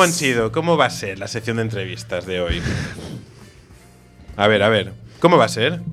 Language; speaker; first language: Spanish; native; Spanish